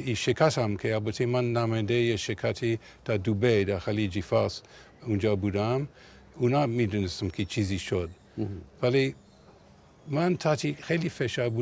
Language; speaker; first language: Persian; non-native, fluent; English